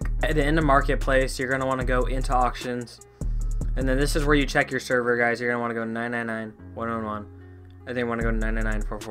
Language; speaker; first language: English; native; English